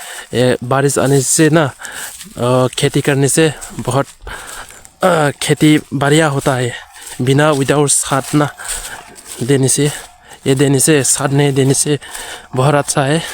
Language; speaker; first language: Hindi; non-native, local second language; Kok Borok